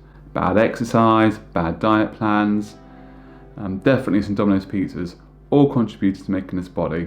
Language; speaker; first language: English; native; English